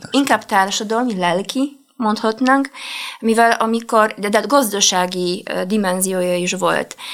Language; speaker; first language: Hungarian; non-native, fluent; Polish